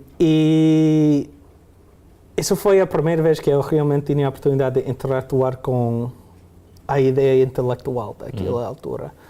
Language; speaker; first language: Portuguese; early bilingual, heritage; Portuguese